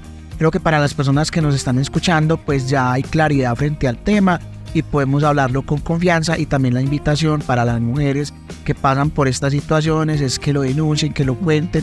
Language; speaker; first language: Spanish; native; Spanish